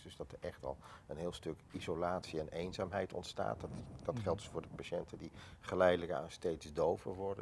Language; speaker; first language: Dutch; native; Dutch